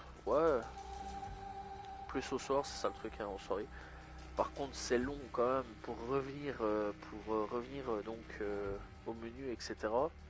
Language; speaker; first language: French; native; French